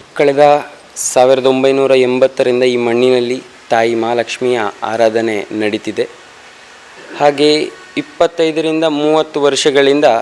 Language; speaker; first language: Kannada; native; Kannada